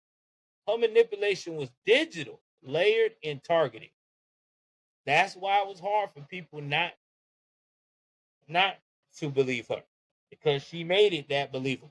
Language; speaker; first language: English; native; English